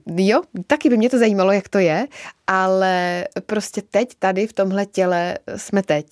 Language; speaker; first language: Czech; native; Czech